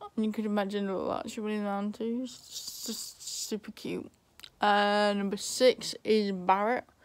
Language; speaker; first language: English; native; English